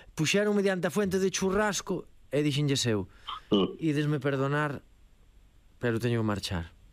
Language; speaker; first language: Galician; native; Galician